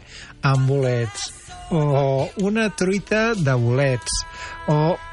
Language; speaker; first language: Catalan; native; Catalan